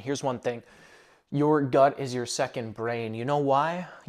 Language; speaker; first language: English; native; English